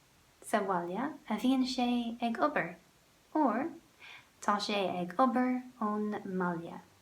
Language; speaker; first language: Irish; non-native, local second language; English